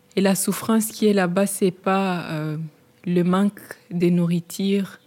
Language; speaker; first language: French; non-native, local second language; Rundi